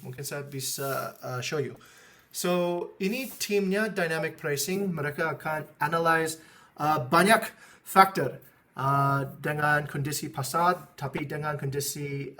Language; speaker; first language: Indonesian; non-native, fluent; English